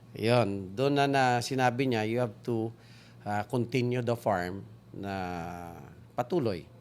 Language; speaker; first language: Filipino; non-native, local second language; Hiligaynon